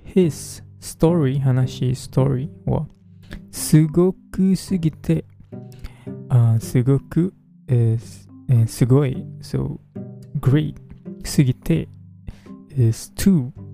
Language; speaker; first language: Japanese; non-native, fluent; English